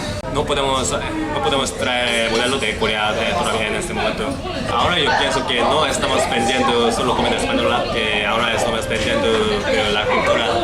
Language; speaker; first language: Spanish; non-native, fluent; Korean